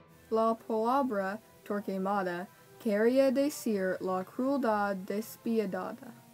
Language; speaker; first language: Spanish; non-native, learner; English